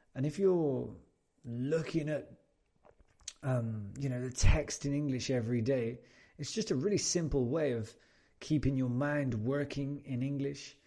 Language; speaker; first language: English; native; English